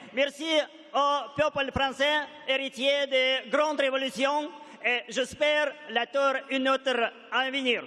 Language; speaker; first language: French; non-native, fluent; Russian